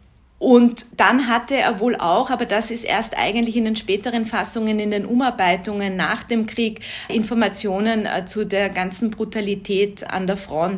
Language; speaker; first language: German; native; German